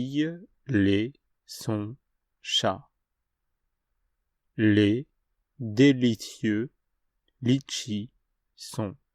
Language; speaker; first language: French; non-native, fluent; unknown